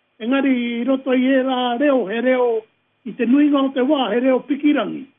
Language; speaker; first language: Māori; native; Māori